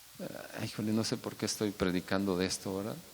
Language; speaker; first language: Spanish; native; Spanish